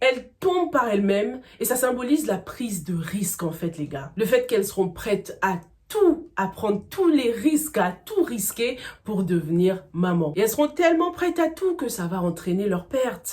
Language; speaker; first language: French; native; French